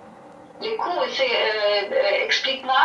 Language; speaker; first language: French; non-native, learner; German